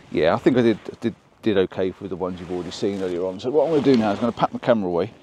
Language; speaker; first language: English; native; English